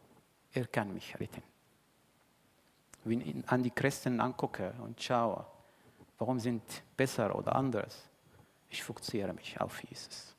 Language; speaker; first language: German; non-native, fluent; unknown